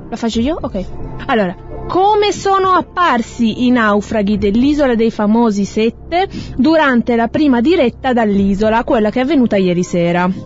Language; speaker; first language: Italian; native; Italian